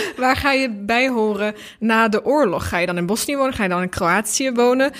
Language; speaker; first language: Dutch; early bilingual, other home language; Bosnian